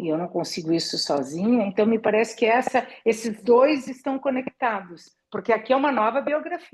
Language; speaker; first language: Portuguese; native; Portuguese